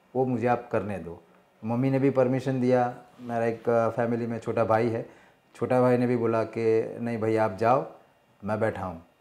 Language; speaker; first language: Hindi; non-native, local second language; Marathi